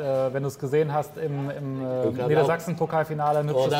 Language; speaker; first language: German; native; German